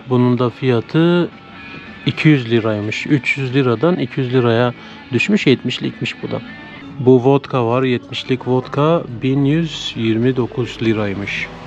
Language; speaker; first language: Turkish; native; Turkish